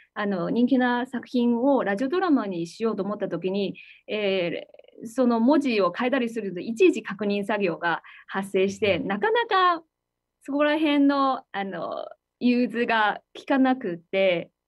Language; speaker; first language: Japanese; non-native, fluent; Chinese